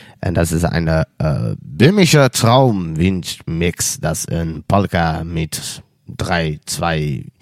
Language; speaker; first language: German; non-native, learner; Dutch